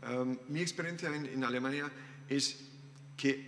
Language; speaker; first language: Spanish; non-native, learner; German